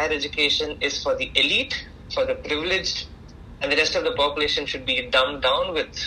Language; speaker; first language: English; non-native, local second language; Tamil